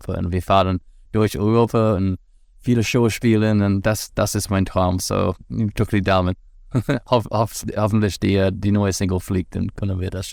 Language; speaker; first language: German; non-native, fluent; English